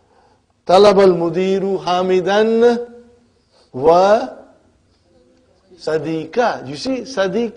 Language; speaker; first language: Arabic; non-native, fluent; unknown